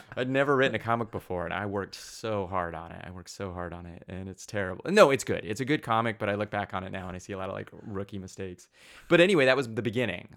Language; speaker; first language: English; native; English